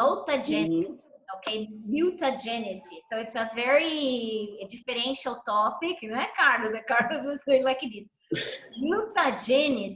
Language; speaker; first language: English; non-native, fluent; Portuguese